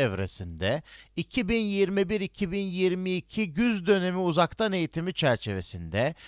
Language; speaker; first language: Turkish; native; Turkish